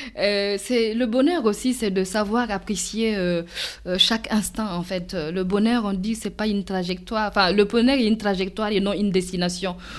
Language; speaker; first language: French; non-native, local second language; Mossi